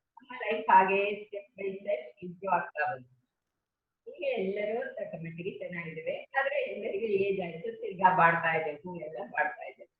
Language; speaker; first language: Kannada; native; Kannada